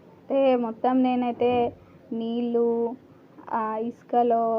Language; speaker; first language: Telugu; non-native, learner; Marathi